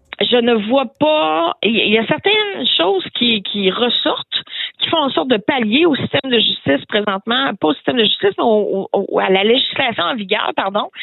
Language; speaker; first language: French; native; French